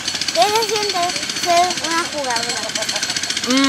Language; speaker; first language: Spanish; native; Spanish